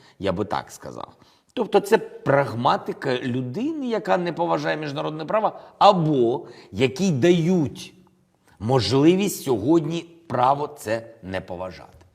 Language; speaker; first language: Ukrainian; non-native, local second language; Russian